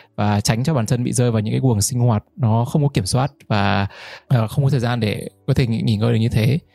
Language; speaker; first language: Vietnamese; native; Vietnamese